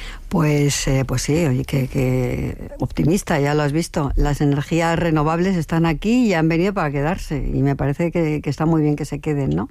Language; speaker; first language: Spanish; native; Spanish